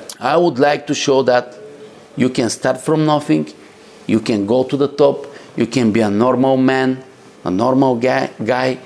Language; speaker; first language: English; non-native, learner; Bulgarian